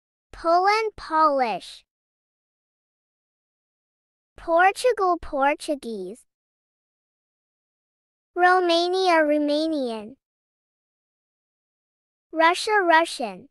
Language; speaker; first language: English; non-native, fluent; Turkish